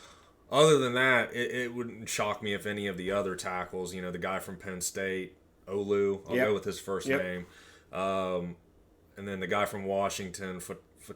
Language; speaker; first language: English; native; English